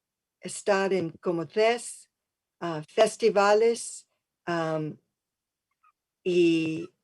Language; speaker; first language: Spanish; early bilingual, heritage; English